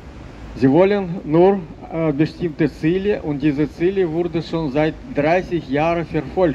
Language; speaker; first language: German; non-native, fluent; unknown